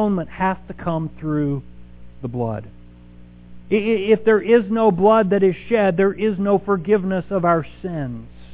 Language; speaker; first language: English; native; English